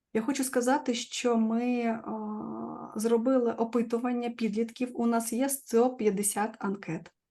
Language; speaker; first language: Ukrainian; non-native, local second language; Russian